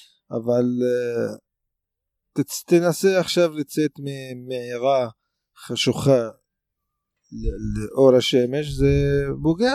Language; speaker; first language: Hebrew; non-native, local second language; Arabic